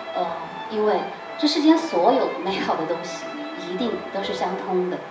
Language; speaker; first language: Chinese; native; Chinese